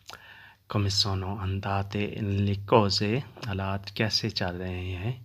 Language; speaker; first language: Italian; non-native, learner; Urdu